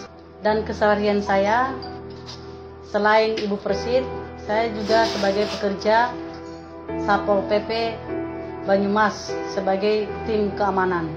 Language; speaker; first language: Indonesian; non-native, local second language; Nias